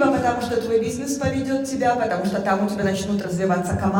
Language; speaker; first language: Russian; native; Russian